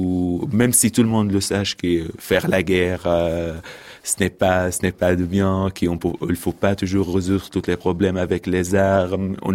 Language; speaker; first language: French; non-native, fluent; Arabic